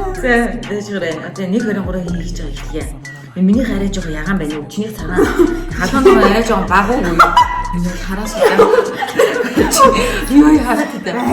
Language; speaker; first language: Mongolian; native; Mongolian